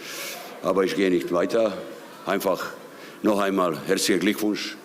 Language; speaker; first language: German; non-native, fluent; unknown